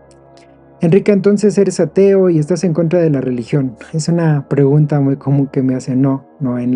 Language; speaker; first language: Spanish; native; Spanish